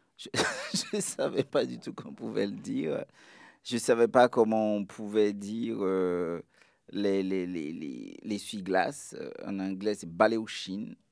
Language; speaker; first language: French; non-native, local second language; Haitian Creole